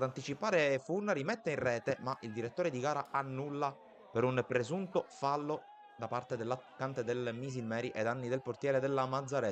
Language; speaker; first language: Italian; native; Italian